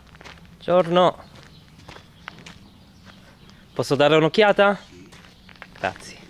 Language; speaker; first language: Italian; non-native, fluent; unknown